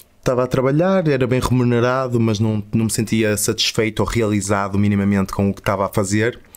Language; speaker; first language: Portuguese; native; Portuguese